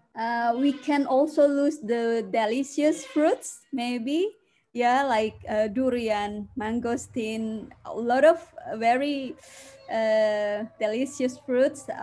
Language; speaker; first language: English; non-native, fluent; Indonesian